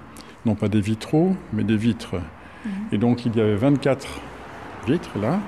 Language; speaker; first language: French; native; French